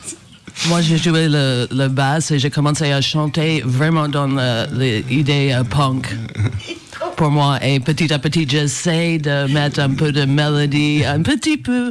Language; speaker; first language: French; non-native, fluent; English